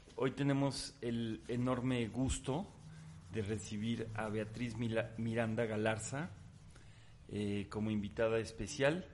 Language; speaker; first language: Spanish; native; Spanish